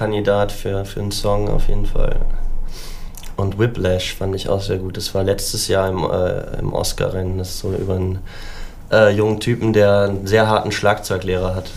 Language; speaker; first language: German; native; German